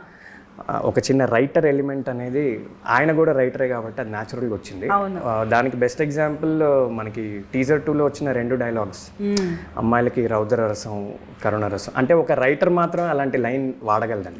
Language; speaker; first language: Telugu; native; Telugu